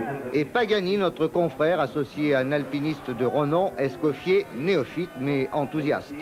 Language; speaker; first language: French; native; French